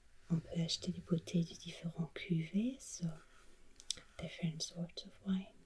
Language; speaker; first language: French; non-native, fluent; German